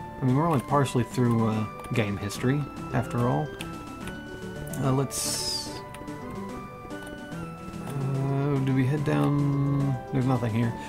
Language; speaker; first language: English; native; English